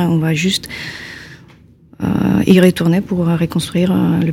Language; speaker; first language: French; non-native, fluent; Ukrainian